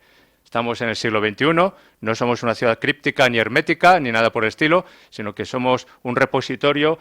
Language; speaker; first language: Spanish; native; Spanish